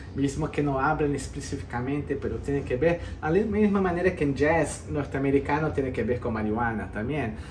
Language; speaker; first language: Spanish; early bilingual, heritage; Spanish